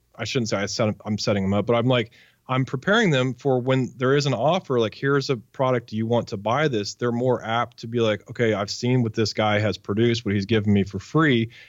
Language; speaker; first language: English; native; English